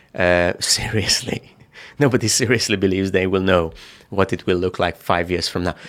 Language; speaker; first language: English; non-native, fluent; Hungarian